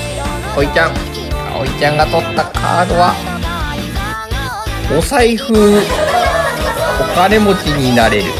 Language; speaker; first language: Japanese; native; Japanese